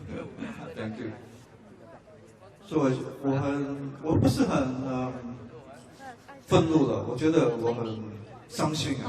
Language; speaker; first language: Chinese; non-native, local second language; English